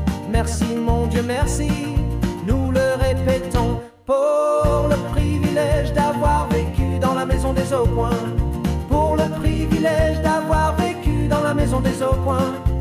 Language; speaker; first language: French; native; French